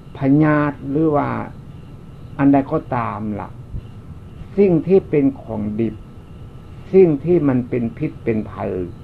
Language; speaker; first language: Thai; native; Thai